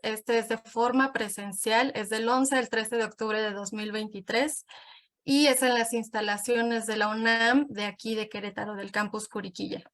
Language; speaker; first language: Spanish; native; Spanish